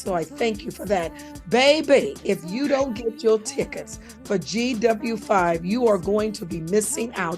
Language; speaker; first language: English; native; English